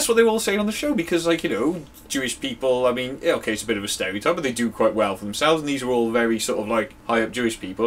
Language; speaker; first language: English; native; English